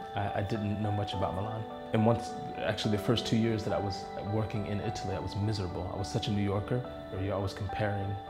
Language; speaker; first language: English; native; English